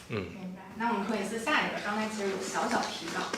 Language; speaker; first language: Chinese; native; Chinese